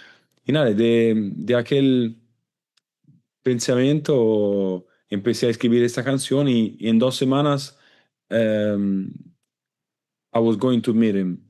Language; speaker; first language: Spanish; non-native, learner; Italian